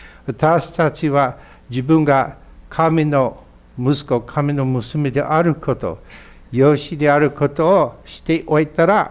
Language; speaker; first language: Japanese; non-native, fluent; English